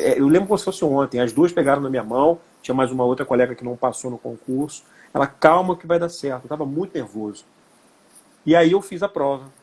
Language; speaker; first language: Portuguese; native; Portuguese